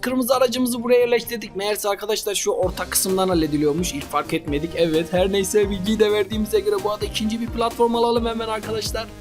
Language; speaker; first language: Turkish; native; Turkish